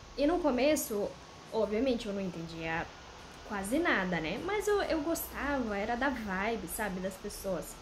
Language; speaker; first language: Portuguese; non-native, fluent; Romanian